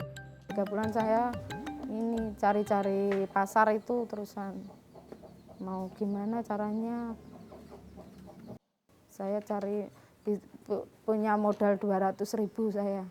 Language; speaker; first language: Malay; non-native, local second language; Javanese